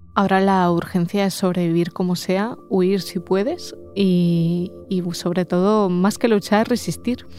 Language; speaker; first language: Spanish; early bilingual, other home language; Russian